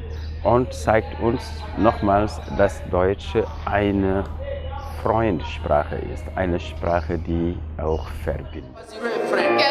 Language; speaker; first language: German; non-native, fluent; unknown